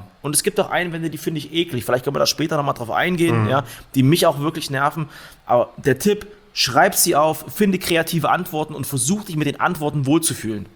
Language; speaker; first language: German; native; German